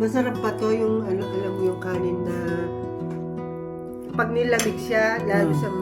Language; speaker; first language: Filipino; non-native, local second language; Cebuano